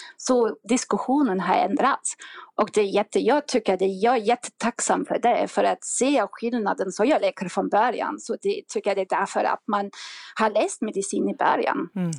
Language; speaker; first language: Swedish; non-native, fluent; German